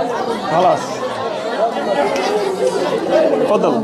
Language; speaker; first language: Arabic; non-native, fluent; Oromo